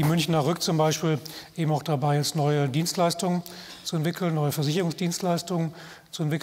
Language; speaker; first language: German; native; German